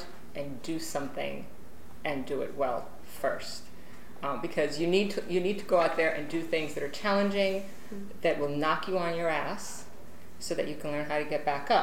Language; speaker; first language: English; non-native, fluent; Romanian